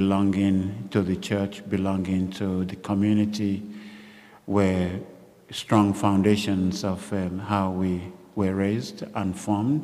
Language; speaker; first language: English; non-native, local second language; Yoruba